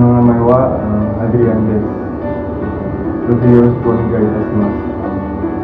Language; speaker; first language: Japanese; non-native, learner; Indonesian